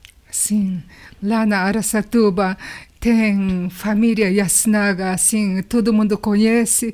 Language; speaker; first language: Portuguese; non-native, learner; Japanese